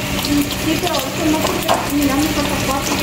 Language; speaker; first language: Spanish; native; Spanish